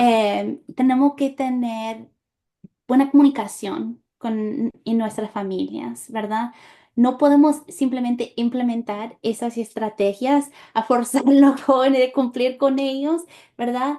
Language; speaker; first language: Spanish; non-native, fluent; English